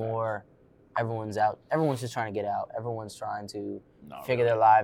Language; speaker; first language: English; native; English